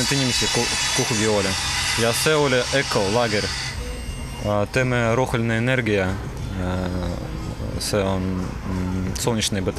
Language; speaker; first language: Estonian; non-native, local second language; Russian